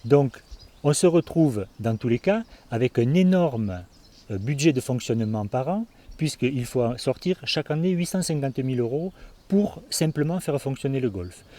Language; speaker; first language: French; native; French